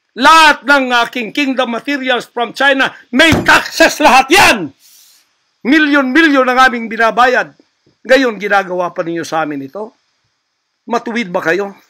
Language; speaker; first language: Filipino; non-native, local second language; Cebuano